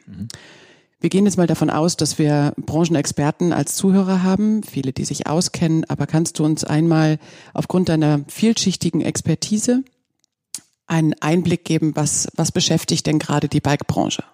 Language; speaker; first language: German; native; German